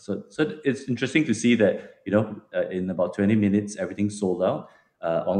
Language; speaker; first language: English; non-native, local second language; Min Nan Chinese